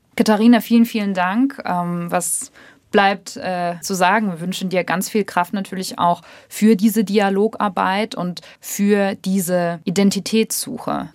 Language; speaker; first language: German; early bilingual, other home language; Russian